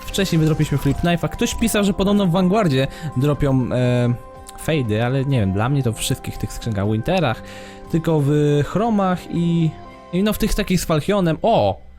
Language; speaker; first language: Polish; native; Polish